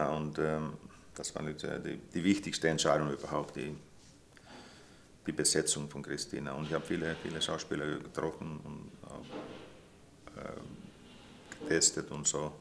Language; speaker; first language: German; non-native, fluent; Finnish